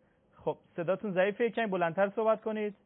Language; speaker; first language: Persian; native; Persian